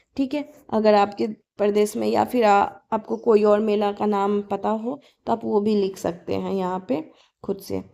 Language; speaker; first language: Hindi; native; Hindi